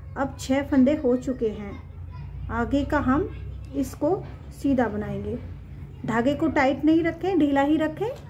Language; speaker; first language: Hindi; native; Hindi